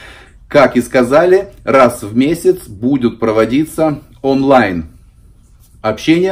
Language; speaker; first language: Russian; native; Russian